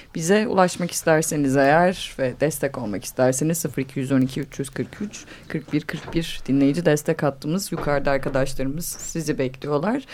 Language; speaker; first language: Turkish; native; Turkish